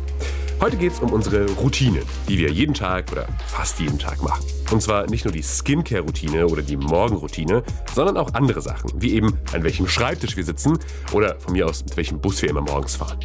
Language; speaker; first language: German; native; German